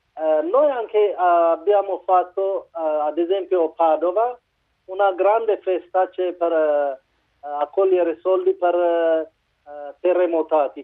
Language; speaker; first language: Italian; non-native, learner; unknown